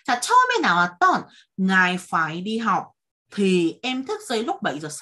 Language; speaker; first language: Vietnamese; non-native, fluent; Korean